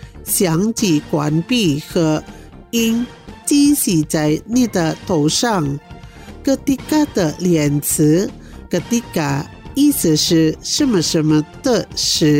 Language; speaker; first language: Chinese; early bilingual, heritage; Chinese